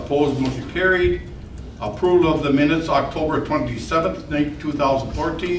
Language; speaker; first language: English; native; English